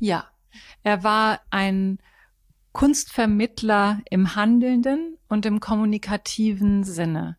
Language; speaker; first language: German; native; German